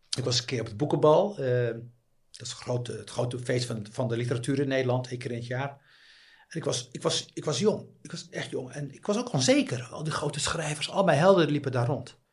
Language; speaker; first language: Dutch; early bilingual, other home language; Riffian